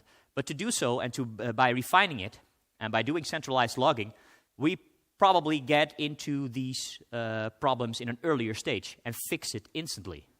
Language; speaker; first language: English; non-native, fluent; Dutch